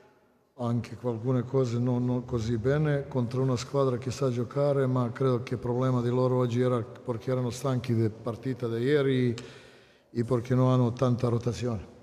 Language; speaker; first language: Italian; non-native, fluent; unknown